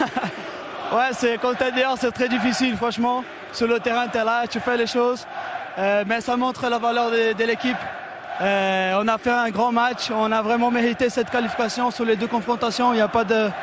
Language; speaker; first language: French; non-native, fluent; Portuguese